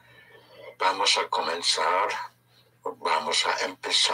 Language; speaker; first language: Spanish; non-native, fluent; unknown